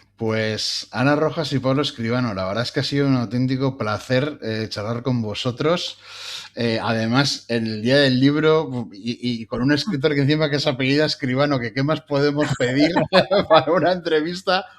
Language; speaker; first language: Spanish; native; Spanish